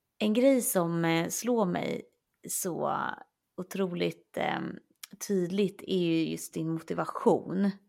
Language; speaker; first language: Swedish; native; Swedish